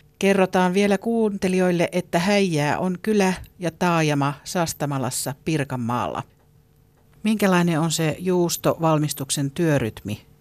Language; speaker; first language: Finnish; native; Finnish